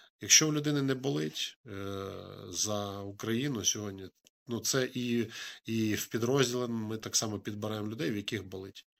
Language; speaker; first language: Ukrainian; native; Ukrainian